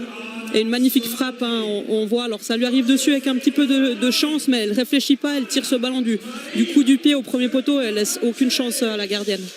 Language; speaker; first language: French; native; French